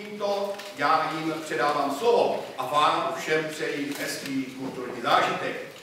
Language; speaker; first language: Czech; native; Czech